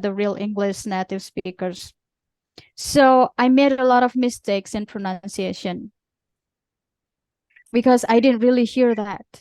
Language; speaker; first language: English; non-native, fluent; Indonesian